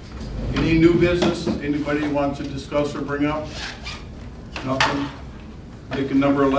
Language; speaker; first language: English; native; English